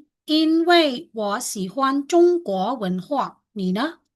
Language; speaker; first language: Chinese; non-native, fluent; Khmer